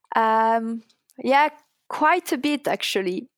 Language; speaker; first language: English; non-native, fluent; French